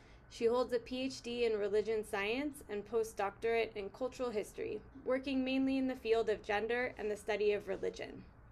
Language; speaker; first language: English; native; English